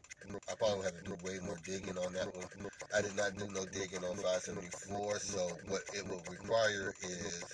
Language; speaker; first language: English; native; English